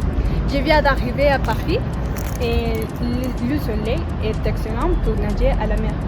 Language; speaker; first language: French; non-native, learner; Spanish